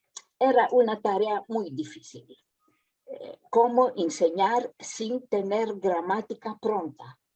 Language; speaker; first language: Spanish; early bilingual, heritage; Ladino